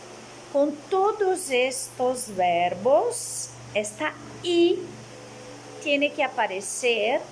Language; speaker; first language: Spanish; non-native, fluent; Portuguese